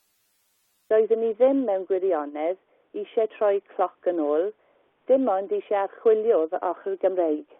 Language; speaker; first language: Welsh; non-native, learner; English